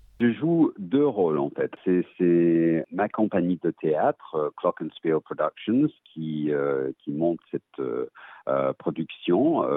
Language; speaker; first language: French; early bilingual, heritage; English